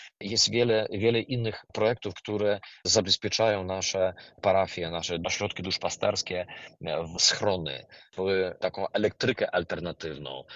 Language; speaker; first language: Polish; non-native, fluent; Ukrainian